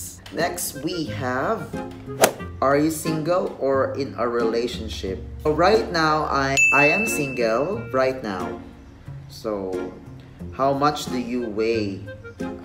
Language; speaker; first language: English; non-native, local second language; Filipino